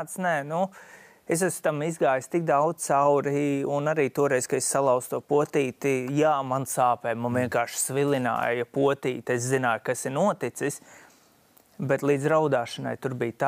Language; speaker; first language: Latvian; native; Latvian